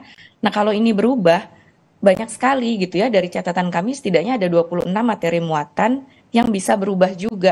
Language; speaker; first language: Indonesian; native; Indonesian